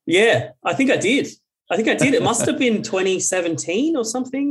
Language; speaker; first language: English; native; English